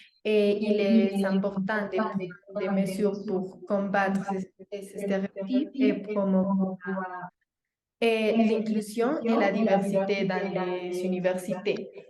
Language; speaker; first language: French; non-native, learner; Spanish